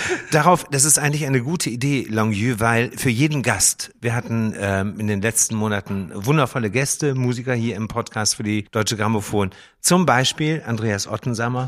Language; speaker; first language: German; native; German